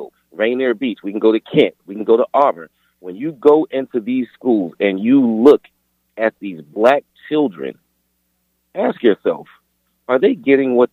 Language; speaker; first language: English; native; English